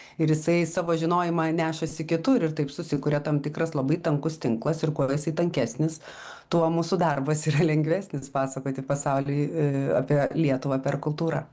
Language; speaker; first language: Lithuanian; native; Lithuanian